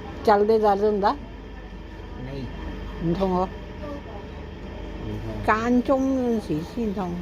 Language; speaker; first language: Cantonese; non-native, fluent; Punjabi